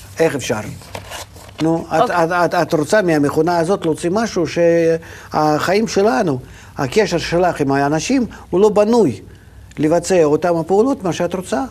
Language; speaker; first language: Hebrew; non-native, fluent; Russian